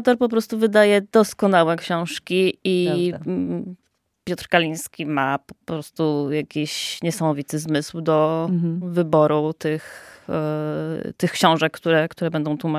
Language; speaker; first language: Polish; native; Polish